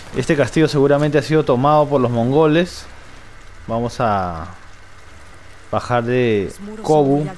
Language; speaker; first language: Spanish; native; Spanish